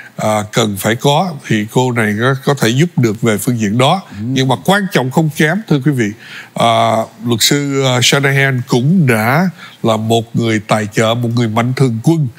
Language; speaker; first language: Vietnamese; early bilingual, other home language; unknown